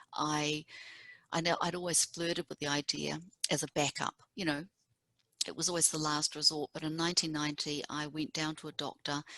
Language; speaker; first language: English; native; English